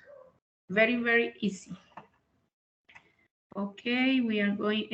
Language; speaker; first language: English; non-native, learner; Spanish